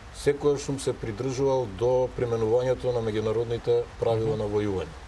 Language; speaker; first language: Macedonian; native; Macedonian